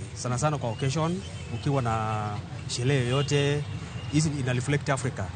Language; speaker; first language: Swahili; non-native, local second language; Kamba